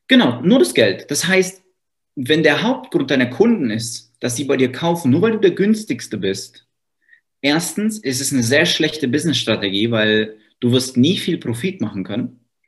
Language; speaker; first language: German; native; German